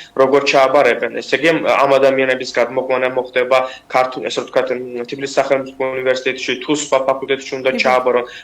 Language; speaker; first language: Georgian; non-native, local second language; Azerbaijani